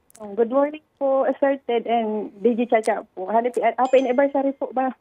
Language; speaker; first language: Filipino; non-native, local second language; Bikol